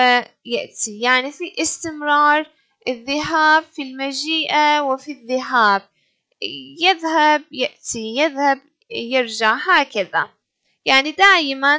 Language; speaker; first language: Arabic; non-native, fluent; Turkish